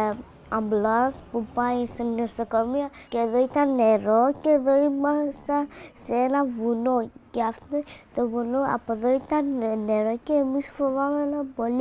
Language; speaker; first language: Greek; early bilingual, other home language; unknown